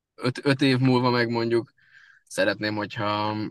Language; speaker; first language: Hungarian; native; Hungarian